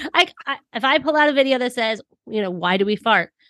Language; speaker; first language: English; native; English